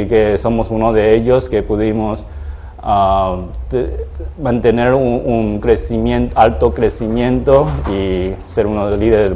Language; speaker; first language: Spanish; non-native, fluent; Chinese